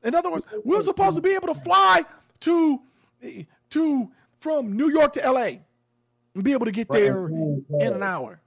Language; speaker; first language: English; native; English